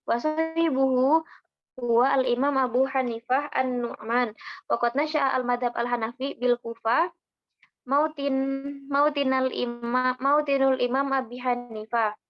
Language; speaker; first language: Arabic; non-native, learner; Indonesian